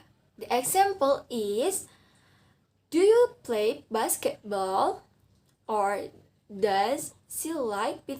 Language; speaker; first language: English; non-native, learner; Indonesian